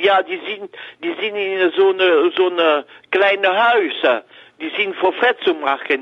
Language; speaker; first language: German; non-native, learner; French